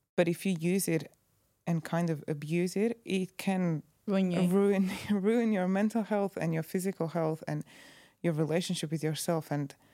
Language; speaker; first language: English; non-native, fluent; Croatian